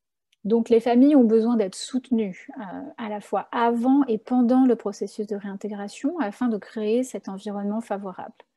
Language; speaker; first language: French; native; French